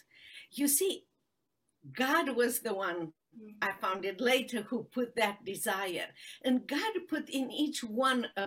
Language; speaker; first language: English; non-native, fluent; Romanian